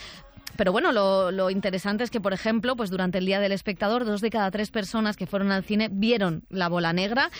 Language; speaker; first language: Spanish; native; Spanish